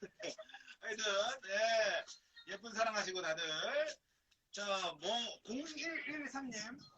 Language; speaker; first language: Korean; native; Korean